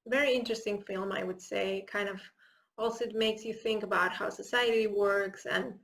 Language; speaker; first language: English; non-native, fluent; Catalan